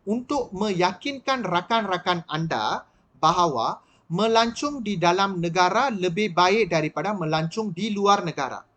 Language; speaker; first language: Malay; non-native, local second language; Tamil